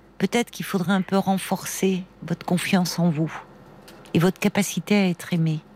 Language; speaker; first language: French; native; French